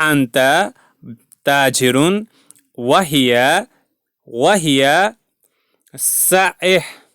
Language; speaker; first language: Arabic; non-native, fluent; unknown